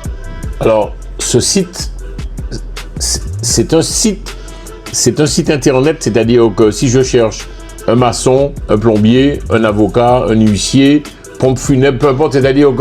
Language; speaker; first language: French; non-native, local second language; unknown